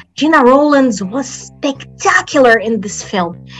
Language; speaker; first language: English; non-native, fluent; Arabic